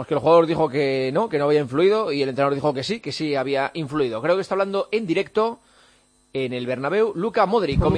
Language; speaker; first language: Spanish; native; Spanish